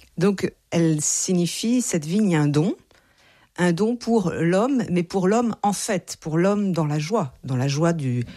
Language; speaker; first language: French; native; French